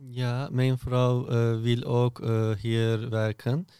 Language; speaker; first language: Dutch; non-native, learner; Turkish